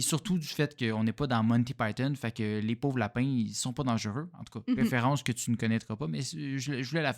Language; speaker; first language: French; native; French